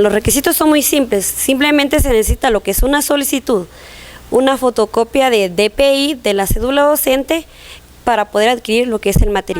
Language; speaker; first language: Spanish; native; Spanish